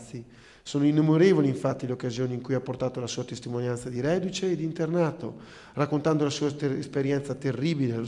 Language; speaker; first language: Italian; native; Italian